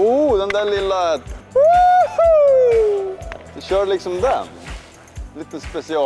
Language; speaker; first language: Swedish; native; Swedish